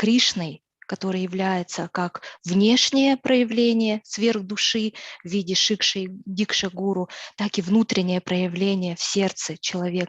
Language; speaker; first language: Russian; native; Russian